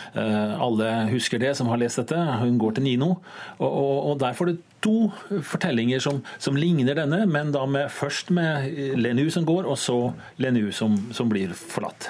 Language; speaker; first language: Norwegian; native; Norwegian